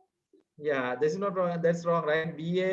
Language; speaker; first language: English; non-native, fluent; Sinhala